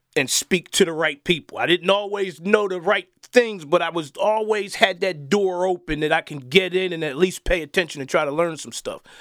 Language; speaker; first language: English; native; English